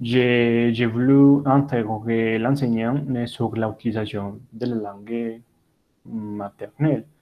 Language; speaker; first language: French; non-native, learner; Spanish